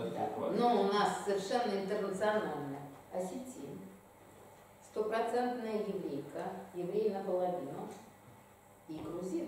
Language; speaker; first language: Russian; native; Russian